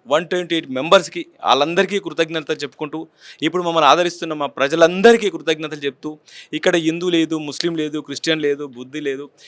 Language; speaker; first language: Telugu; native; Telugu